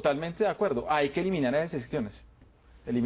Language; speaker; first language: Spanish; native; Spanish